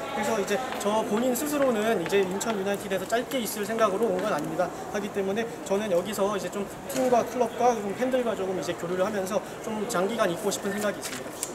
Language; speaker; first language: Korean; native; Korean